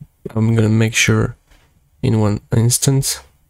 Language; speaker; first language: English; non-native, fluent; French